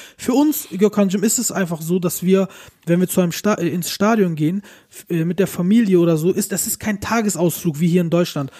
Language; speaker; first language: German; early bilingual, other home language; Turkish